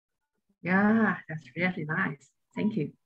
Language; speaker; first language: English; non-native, learner; Chinese